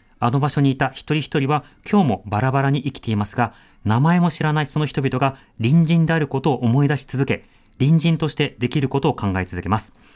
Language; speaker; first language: Japanese; native; Japanese